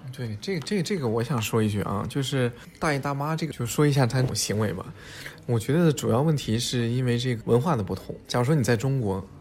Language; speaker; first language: Chinese; native; Chinese